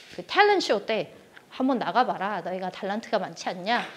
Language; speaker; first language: Korean; early bilingual, heritage; Korean